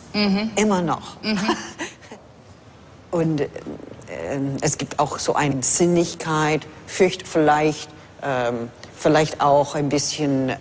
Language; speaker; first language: German; non-native, fluent; English